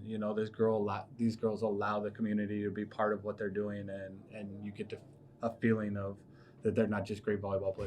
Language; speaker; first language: English; native; English